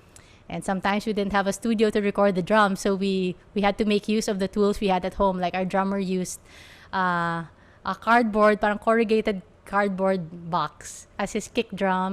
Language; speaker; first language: English; non-native, local second language; Filipino